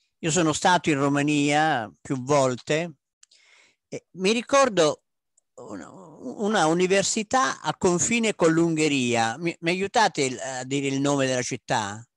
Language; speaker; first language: Italian; native; Italian